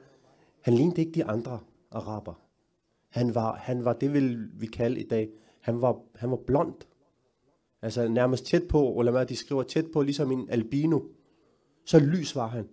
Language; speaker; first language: Danish; early bilingual, other home language; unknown